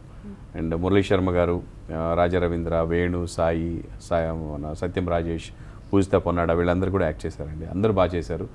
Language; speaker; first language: Telugu; native; Telugu